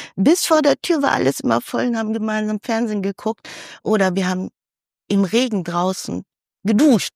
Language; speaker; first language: German; early bilingual, other home language; Filipino